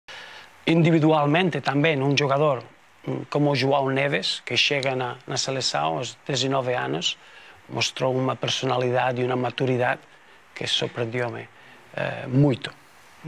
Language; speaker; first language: Portuguese; non-native, fluent; Spanish